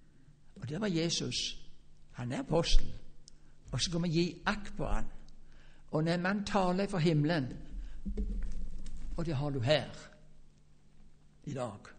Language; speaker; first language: Norwegian; native; Norwegian